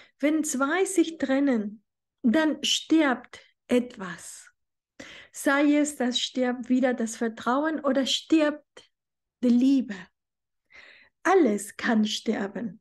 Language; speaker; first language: German; non-native, fluent; Spanish